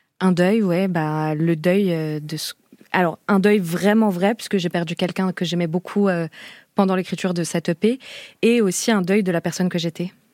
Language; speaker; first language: French; early bilingual, other home language; Portuguese